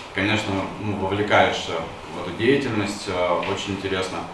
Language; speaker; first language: Russian; native; Russian